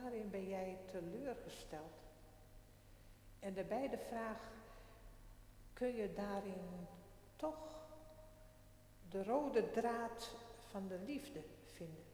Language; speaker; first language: Dutch; non-native, local second language; Western Frisian